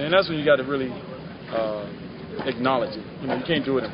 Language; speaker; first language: English; native; English